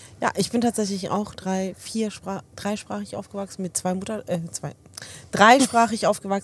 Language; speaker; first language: German; early bilingual, other home language; Arabic